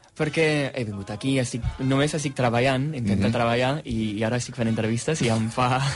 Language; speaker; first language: Catalan; non-native, fluent; English